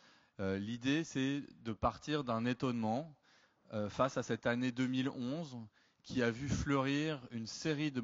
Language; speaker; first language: French; native; French